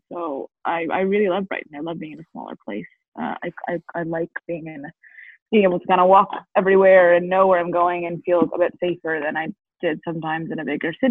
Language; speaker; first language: English; native; English